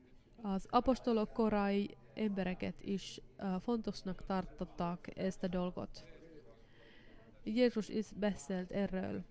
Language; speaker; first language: Hungarian; non-native, fluent; Finnish